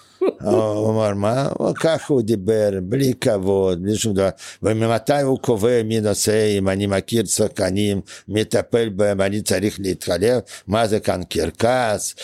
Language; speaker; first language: Hebrew; non-native, fluent; Russian